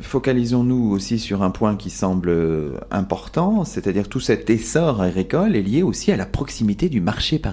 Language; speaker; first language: French; native; French